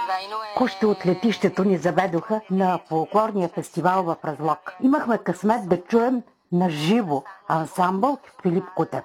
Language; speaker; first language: Bulgarian; native; Bulgarian